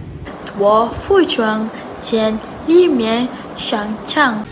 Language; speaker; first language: Chinese; non-native, learner; Malay